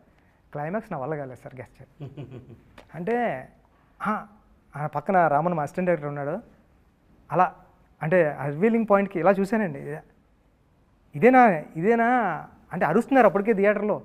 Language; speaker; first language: Telugu; native; Telugu